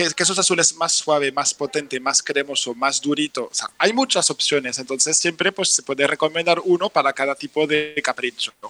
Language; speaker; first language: Spanish; non-native, fluent; French